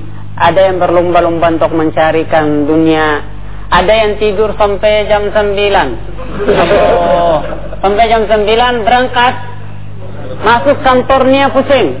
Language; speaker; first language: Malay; non-native, fluent; Arabic